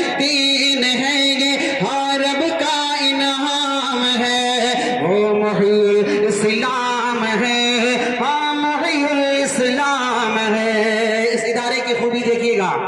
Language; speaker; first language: Urdu; native; Urdu